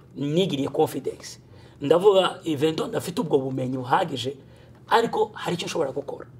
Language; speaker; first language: Kinyarwanda; early bilingual, heritage; Kinyarwanda